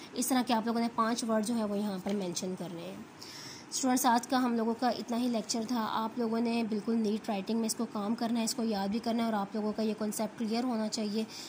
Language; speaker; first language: Urdu; native; Urdu